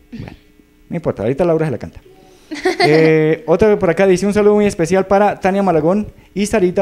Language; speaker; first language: Spanish; native; Spanish